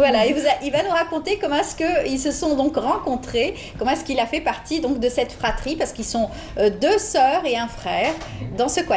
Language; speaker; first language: French; native; French